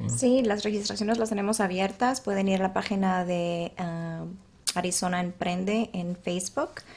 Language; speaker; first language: Spanish; native; Spanish